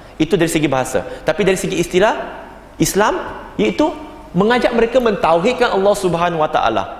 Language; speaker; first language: Malay; non-native, local second language; Chinese